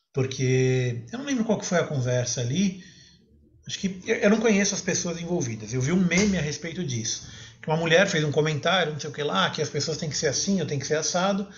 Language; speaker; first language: Portuguese; native; Portuguese